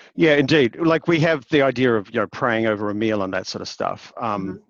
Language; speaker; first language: English; native; English